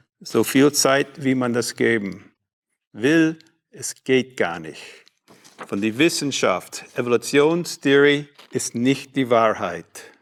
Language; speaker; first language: German; non-native, learner; English